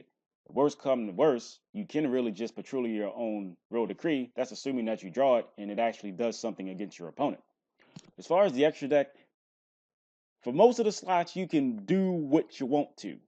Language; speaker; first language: English; native; English